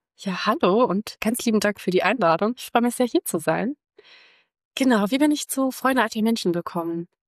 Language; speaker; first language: German; early bilingual, other home language; Croatian